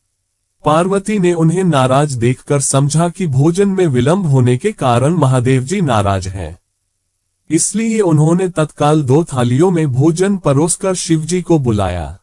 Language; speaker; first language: Hindi; native; Hindi